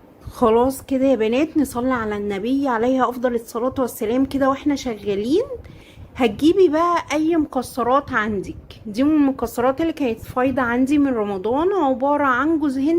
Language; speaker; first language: Arabic; native; Arabic